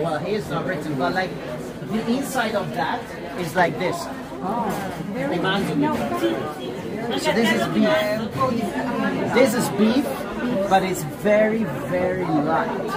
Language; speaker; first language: English; non-native, fluent; Italian